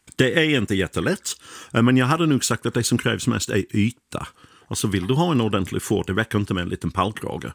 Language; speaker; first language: Swedish; non-native, fluent; English